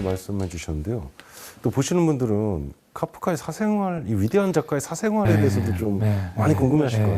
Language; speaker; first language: Korean; native; Korean